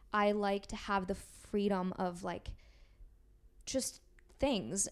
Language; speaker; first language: English; non-native, fluent; Korean